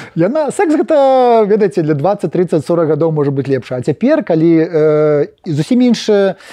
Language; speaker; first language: Russian; non-native, local second language; Polish